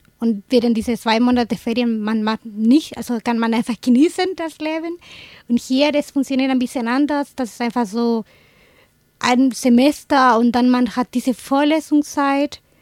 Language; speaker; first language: German; non-native, fluent; Spanish